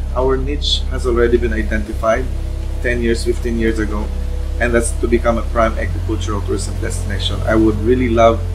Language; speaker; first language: English; non-native, local second language; Cebuano